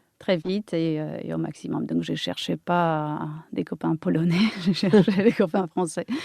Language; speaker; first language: French; non-native, fluent; Polish